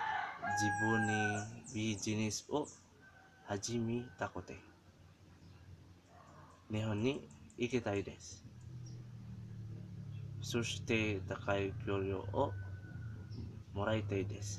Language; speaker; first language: Japanese; non-native, learner; Cebuano